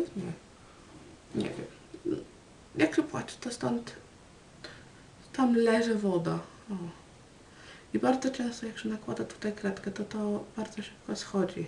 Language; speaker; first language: Polish; early bilingual, heritage; Polish